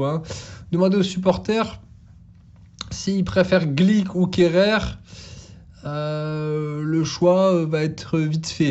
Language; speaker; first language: French; native; French